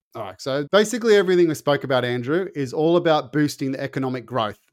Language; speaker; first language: English; native; English